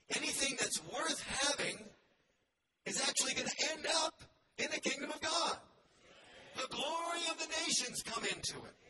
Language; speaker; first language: English; native; English